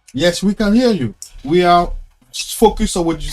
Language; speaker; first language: English; non-native, learner; French